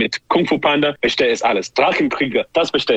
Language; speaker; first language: German; non-native, learner; English